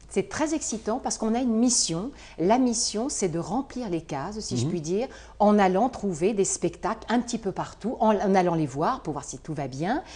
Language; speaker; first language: French; native; French